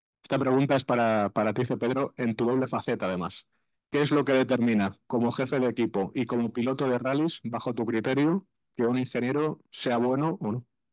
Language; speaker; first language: Spanish; native; Spanish